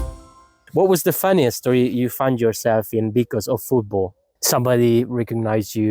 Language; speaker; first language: English; non-native, fluent; Hungarian